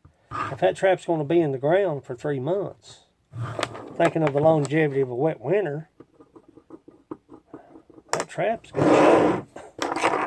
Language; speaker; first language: English; native; English